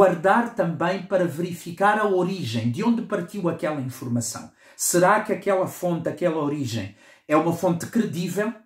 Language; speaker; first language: Portuguese; native; Portuguese